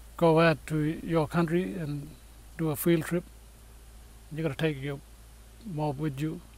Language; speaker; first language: English; native; English